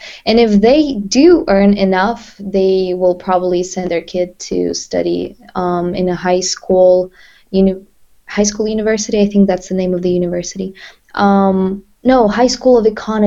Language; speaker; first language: English; non-native, fluent; Russian